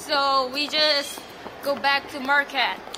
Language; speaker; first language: English; non-native, learner; Korean